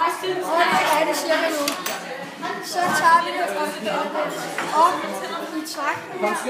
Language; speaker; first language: Danish; native; Danish